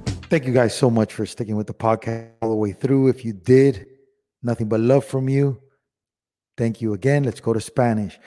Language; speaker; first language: English; early bilingual, other home language; Spanish